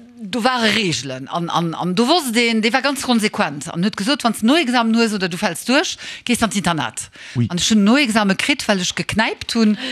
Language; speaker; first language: Luxembourgish; early bilingual, heritage; Luxembourgish